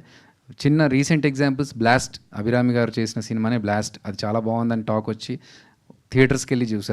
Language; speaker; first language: Telugu; native; Telugu